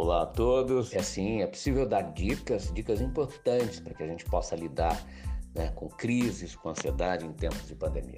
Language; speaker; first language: Portuguese; native; Portuguese